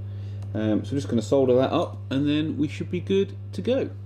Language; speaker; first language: English; native; English